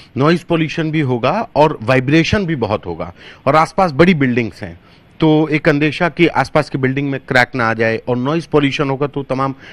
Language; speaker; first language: Hindi; native; Hindi